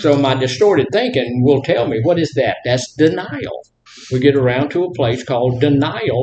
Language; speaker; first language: English; native; English